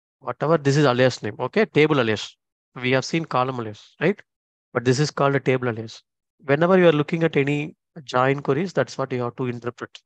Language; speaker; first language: English; non-native, local second language; Tamil